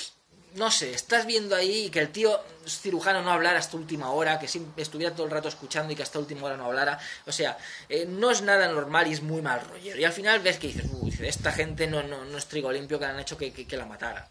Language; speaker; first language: Spanish; native; Spanish